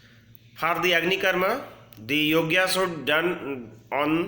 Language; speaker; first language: English; non-native, local second language; Hindi